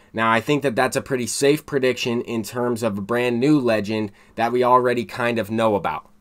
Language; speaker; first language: English; native; English